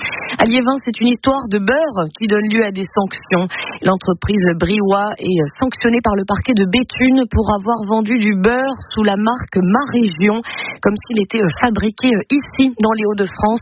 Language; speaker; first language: French; native; French